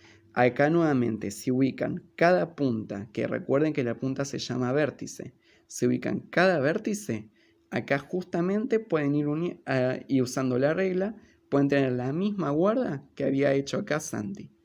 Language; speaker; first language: Spanish; native; Spanish